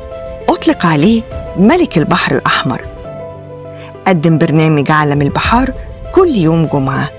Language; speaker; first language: Arabic; native; Arabic